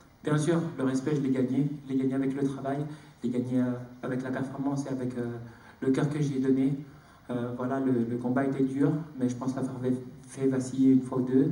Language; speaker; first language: French; native; French